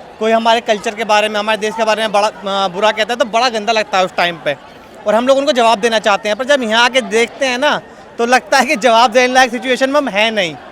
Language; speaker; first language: Hindi; native; Hindi